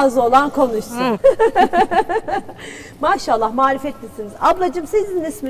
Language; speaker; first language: Turkish; native; Turkish